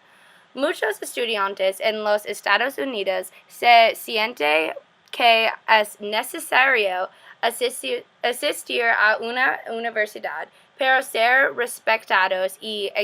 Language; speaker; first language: Spanish; non-native, learner; English